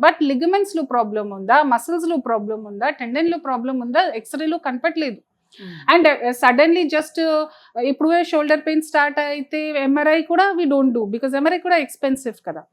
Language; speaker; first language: Telugu; non-native, fluent; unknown